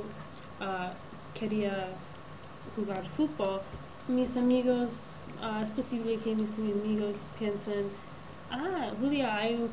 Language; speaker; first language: Spanish; non-native, learner; English